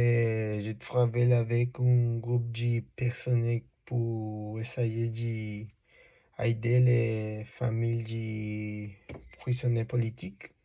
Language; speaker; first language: French; non-native, learner; Spanish